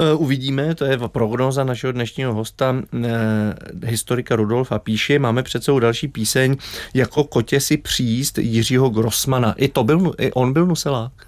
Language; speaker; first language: Czech; native; Czech